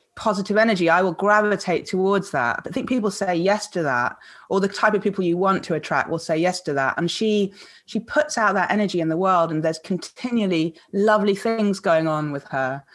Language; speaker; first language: English; native; English